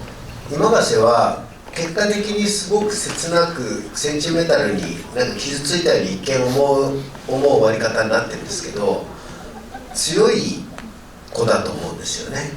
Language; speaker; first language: Japanese; native; Japanese